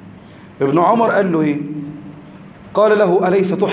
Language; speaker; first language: Arabic; native; Arabic